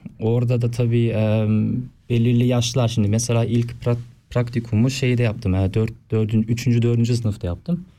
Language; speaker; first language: Turkish; early bilingual, heritage; Turkish